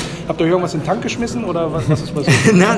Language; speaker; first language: German; native; German